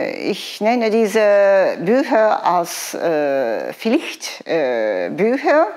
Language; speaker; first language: German; non-native, fluent; Turkish